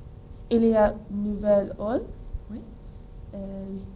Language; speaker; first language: French; non-native, learner; English